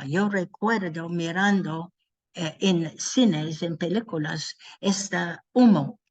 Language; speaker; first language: Spanish; non-native, learner; English